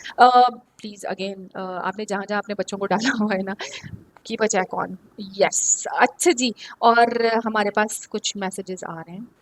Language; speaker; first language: Urdu; native; Urdu